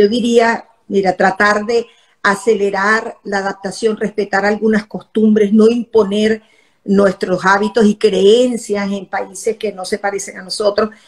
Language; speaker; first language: Spanish; native; Spanish